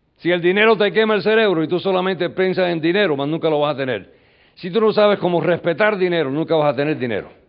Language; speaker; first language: Spanish; early bilingual, heritage; English